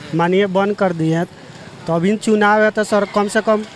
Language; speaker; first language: Hindi; native; Hindi